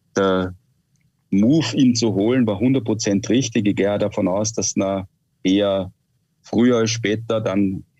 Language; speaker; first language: German; native; German